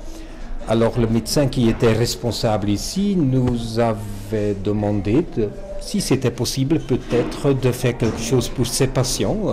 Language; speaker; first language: French; non-native, fluent; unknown